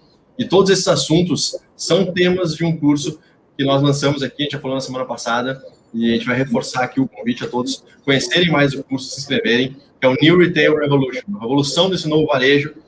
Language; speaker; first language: Portuguese; native; Portuguese